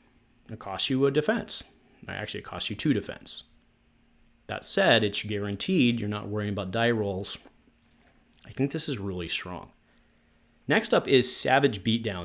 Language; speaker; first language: English; native; English